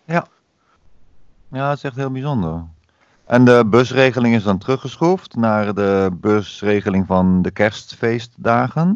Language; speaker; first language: Dutch; native; Dutch